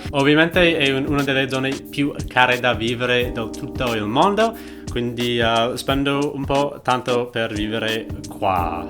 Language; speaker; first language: Italian; non-native, fluent; English